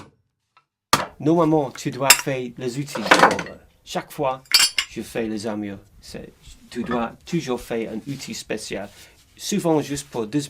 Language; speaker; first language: French; non-native, learner; English